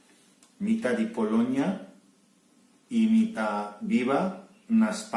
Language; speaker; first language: Spanish; non-native, fluent; Polish